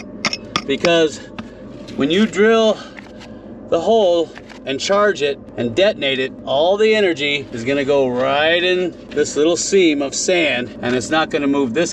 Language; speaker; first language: English; native; English